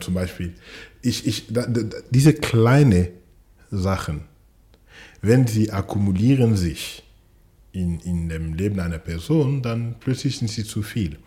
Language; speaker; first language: German; non-native, fluent; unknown